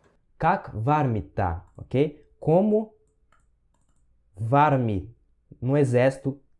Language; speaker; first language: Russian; non-native, fluent; Portuguese